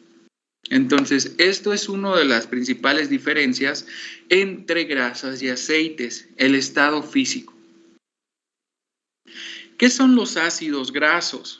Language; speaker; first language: Spanish; native; Spanish